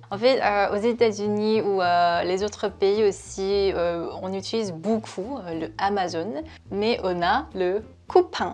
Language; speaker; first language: French; non-native, fluent; Korean